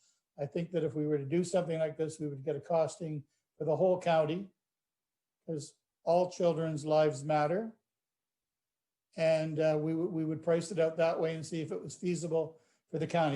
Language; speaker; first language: English; native; English